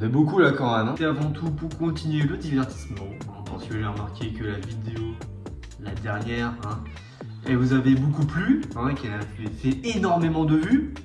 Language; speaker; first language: French; native; French